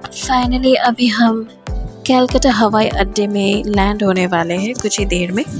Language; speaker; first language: Hindi; non-native, local second language; Bangla